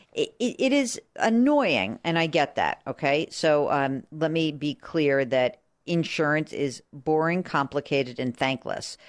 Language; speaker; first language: English; native; English